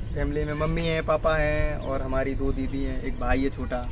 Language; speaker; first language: Hindi; native; Hindi